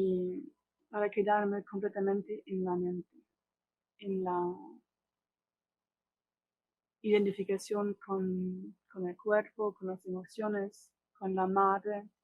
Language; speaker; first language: Spanish; non-native, fluent; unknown